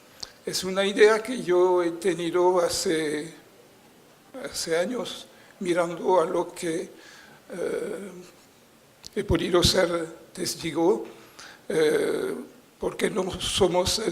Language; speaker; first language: Spanish; non-native, fluent; French